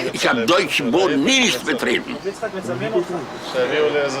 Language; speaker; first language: German; non-native, fluent; Hungarian